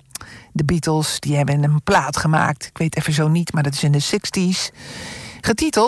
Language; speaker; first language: Dutch; native; Dutch